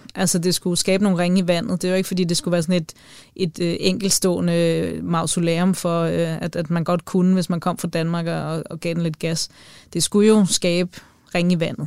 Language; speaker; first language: Danish; native; Danish